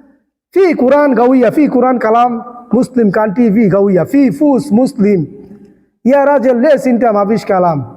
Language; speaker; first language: Arabic; non-native, learner; Bangla